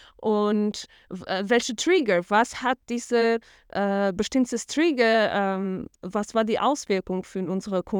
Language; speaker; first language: German; non-native, fluent; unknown